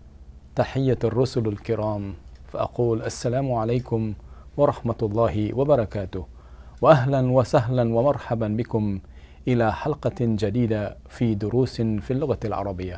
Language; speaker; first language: Arabic; non-native, fluent; English